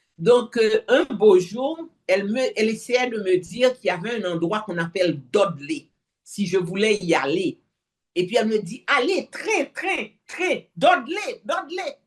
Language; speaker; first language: French; non-native, local second language; Haitian Creole